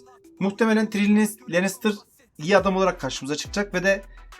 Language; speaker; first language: Turkish; native; Turkish